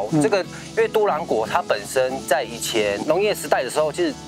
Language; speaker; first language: Chinese; native; Chinese